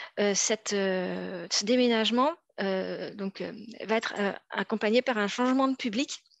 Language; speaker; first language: French; native; French